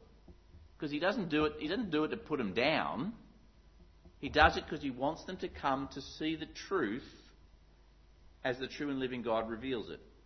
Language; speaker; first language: English; native; English